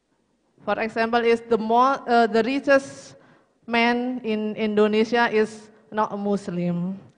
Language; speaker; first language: English; non-native, learner; Indonesian